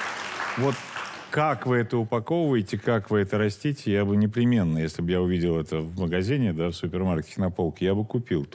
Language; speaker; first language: Russian; native; Russian